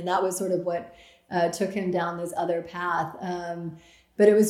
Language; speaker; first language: English; native; English